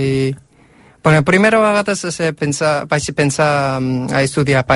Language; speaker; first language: Catalan; non-native, learner; Korean